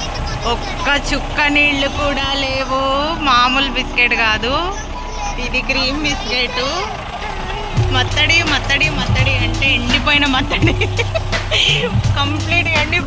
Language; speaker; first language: Telugu; native; Telugu